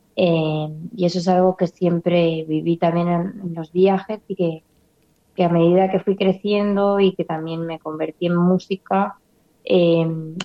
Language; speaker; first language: Spanish; native; Spanish